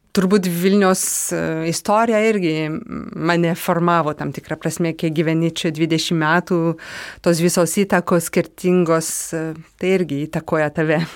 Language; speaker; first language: Lithuanian; non-native, fluent; French